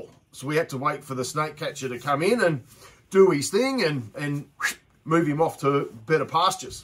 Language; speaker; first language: English; native; English